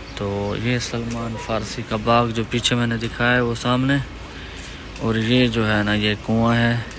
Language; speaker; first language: Urdu; non-native, local second language; Punjabi